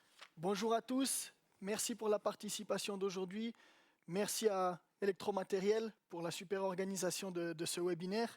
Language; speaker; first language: French; native; French